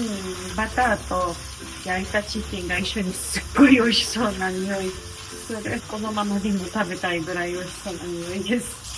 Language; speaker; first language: Japanese; non-native, learner; Georgian